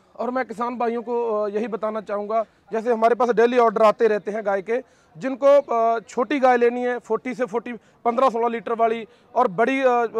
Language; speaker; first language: Hindi; non-native, local second language; Punjabi